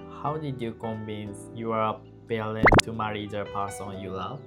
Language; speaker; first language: English; non-native, learner; Japanese